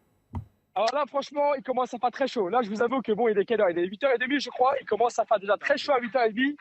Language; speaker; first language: French; native; French